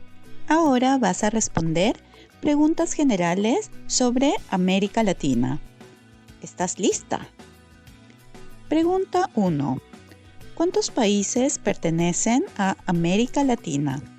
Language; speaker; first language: Spanish; non-native, fluent; Norwegian